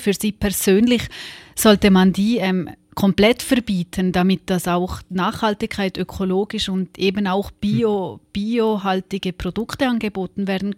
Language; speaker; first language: German; native; German